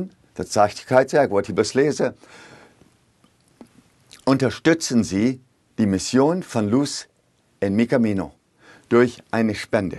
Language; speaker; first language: German; early bilingual, heritage; Plautdietsch